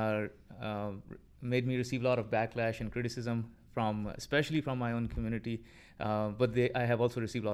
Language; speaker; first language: English; non-native, local second language; Punjabi